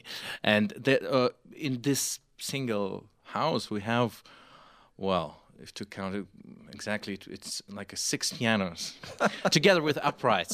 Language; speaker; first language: English; non-native, fluent; Russian